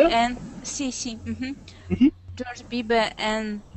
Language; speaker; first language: Spanish; non-native, learner; Russian